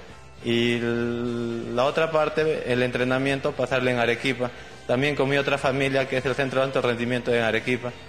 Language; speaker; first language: Spanish; native; Spanish